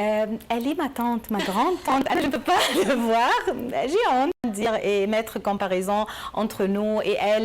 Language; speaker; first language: French; non-native, learner; Arabic